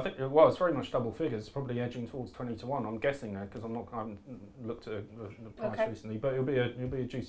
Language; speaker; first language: English; native; English